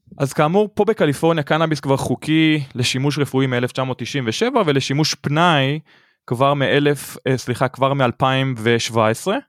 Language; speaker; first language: Hebrew; native; Hebrew